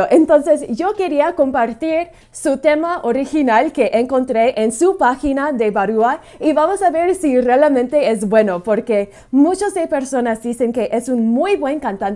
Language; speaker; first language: Spanish; non-native, fluent; English